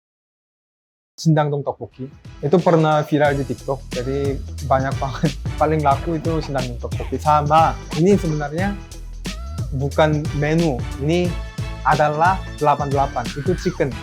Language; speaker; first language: Indonesian; early bilingual, other home language; Korean